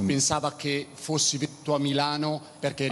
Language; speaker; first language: Italian; native; Italian